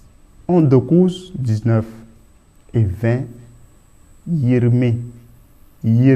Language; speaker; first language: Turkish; non-native, learner; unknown